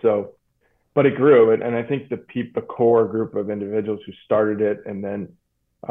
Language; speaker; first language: English; native; English